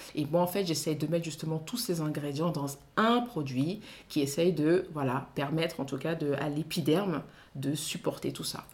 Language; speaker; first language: French; non-native, local second language; Soninke